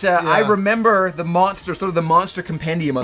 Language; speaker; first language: English; native; English